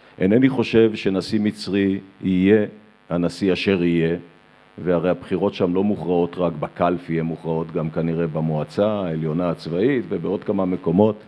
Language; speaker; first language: Hebrew; native; Hebrew